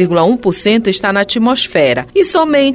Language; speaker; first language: Portuguese; native; Portuguese